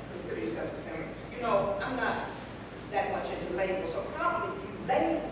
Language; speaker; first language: English; native; English